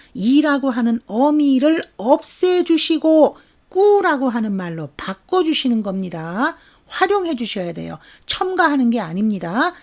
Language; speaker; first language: Korean; native; Korean